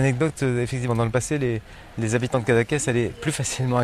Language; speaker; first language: French; native; French